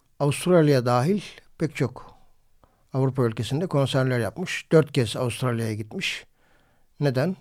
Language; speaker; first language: Turkish; native; Turkish